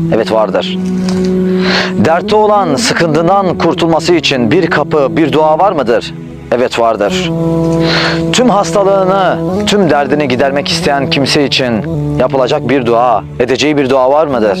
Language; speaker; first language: Turkish; native; Turkish